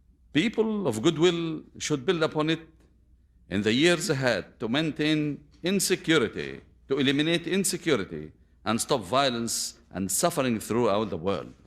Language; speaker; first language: English; non-native, fluent; Arabic